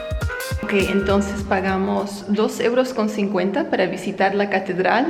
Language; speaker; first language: Spanish; native; Spanish